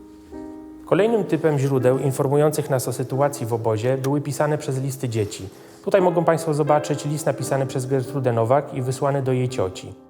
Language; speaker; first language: Polish; native; Polish